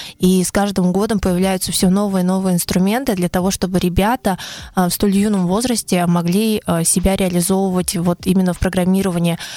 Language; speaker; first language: Russian; native; Russian